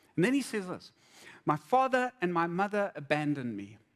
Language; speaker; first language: English; native; English